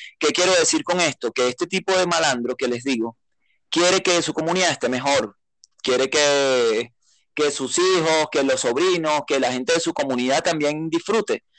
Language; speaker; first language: Spanish; native; Spanish